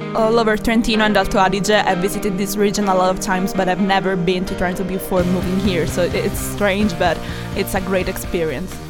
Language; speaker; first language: English; non-native, fluent; Italian